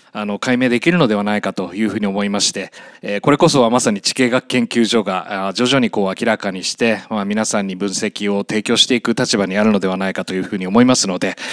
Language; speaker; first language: Japanese; native; Japanese